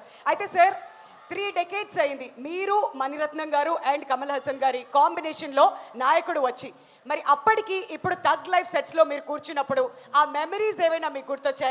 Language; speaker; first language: Telugu; native; Telugu